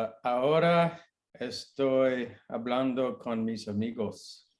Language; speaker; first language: Spanish; non-native, learner; English